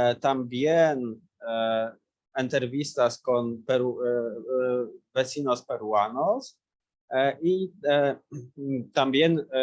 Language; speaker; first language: Spanish; non-native, learner; Polish